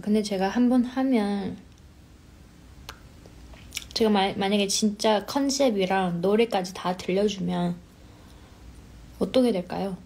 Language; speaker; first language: Korean; non-native, fluent; Chinese